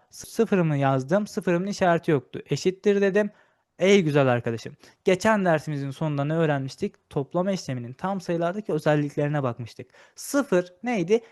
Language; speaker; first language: Turkish; native; Turkish